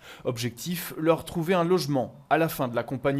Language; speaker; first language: French; native; French